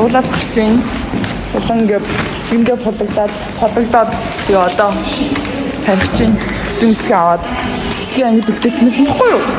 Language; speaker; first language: Mongolian; native; Mongolian